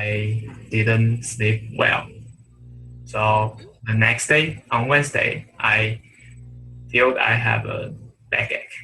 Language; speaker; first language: English; non-native, learner; Chinese